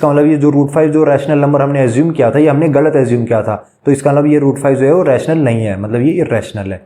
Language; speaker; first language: Hindi; native; Hindi